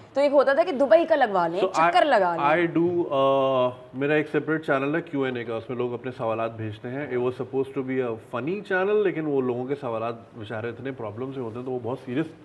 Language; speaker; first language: Urdu; native; Urdu